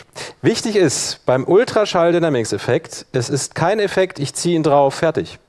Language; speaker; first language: German; native; German